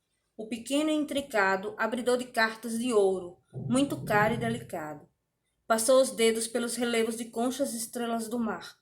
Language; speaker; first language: Portuguese; native; Portuguese